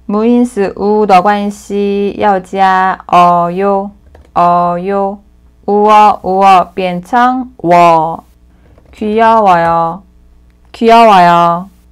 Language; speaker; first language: Korean; non-native, learner; Chinese